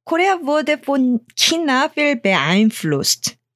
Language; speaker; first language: German; non-native, fluent; Korean